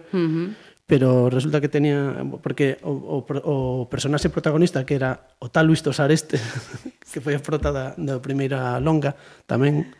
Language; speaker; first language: Galician; native; Galician